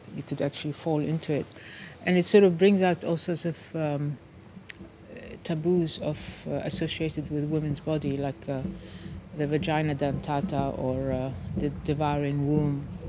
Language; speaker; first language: English; non-native, fluent; Arabic